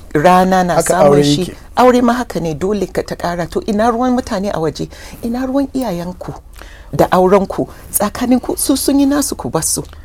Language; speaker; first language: Hausa; non-native, local second language; English